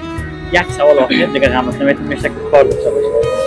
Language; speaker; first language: Persian; native; Persian